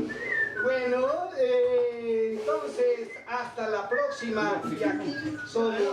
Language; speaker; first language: Spanish; native; Spanish